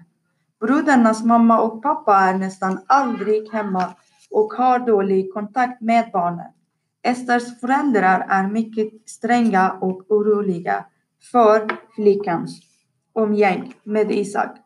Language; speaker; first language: Swedish; non-native, learner; Persian